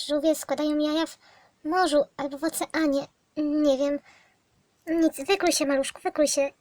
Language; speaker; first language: Polish; native; Polish